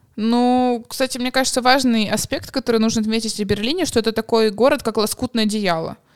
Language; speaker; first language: Russian; native; Russian